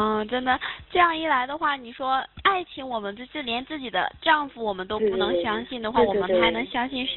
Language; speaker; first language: Chinese; native; Chinese